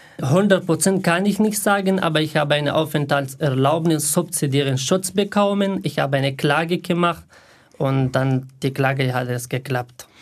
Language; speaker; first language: German; non-native, learner; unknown